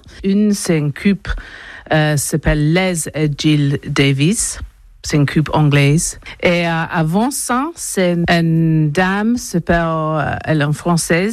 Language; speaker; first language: French; non-native, learner; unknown